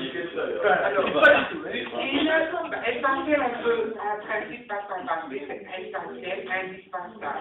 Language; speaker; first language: French; native; French